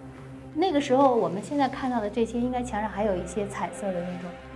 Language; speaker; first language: Chinese; native; Chinese